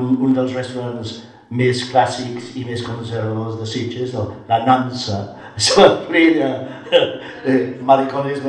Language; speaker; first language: Catalan; non-native, fluent; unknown